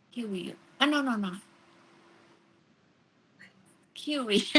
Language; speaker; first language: French; non-native, learner; Vietnamese